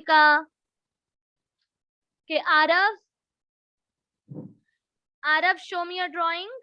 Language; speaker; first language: English; non-native, local second language; Hindi